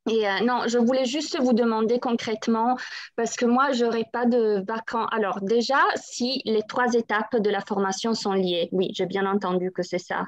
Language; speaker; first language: French; non-native, fluent; Italian